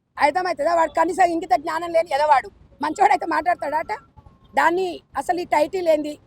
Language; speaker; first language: Telugu; native; Telugu